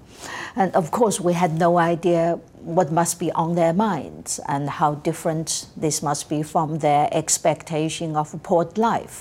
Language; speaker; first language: English; non-native, fluent; Chinese